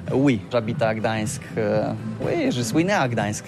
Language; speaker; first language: French; non-native, learner; Polish